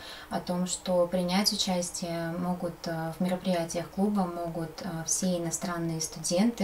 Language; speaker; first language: Russian; native; Russian